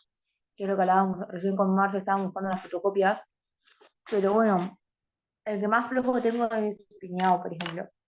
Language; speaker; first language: Spanish; native; Spanish